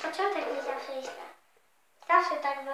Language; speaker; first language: Polish; early bilingual, heritage; Polish